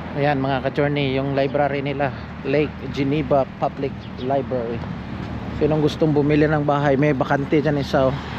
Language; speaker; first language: Filipino; native; Filipino